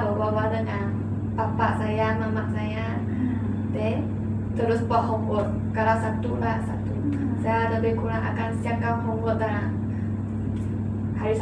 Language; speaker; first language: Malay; non-native, local second language; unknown